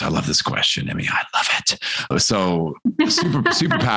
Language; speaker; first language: English; native; English